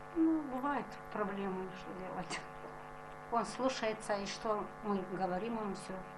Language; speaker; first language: Russian; non-native, local second language; Gagauz